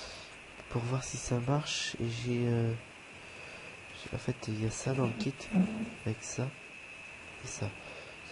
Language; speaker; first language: French; native; French